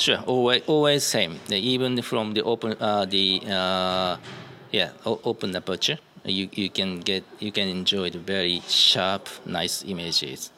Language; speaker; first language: English; non-native, learner; Japanese